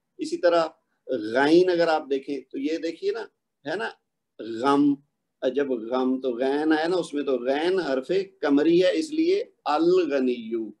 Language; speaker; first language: Urdu; native; Urdu